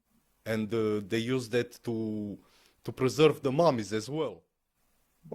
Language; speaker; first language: English; non-native, fluent; Romanian